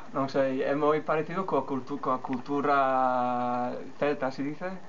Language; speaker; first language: Galician; non-native, learner; English